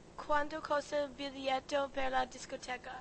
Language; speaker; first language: Italian; non-native, learner; English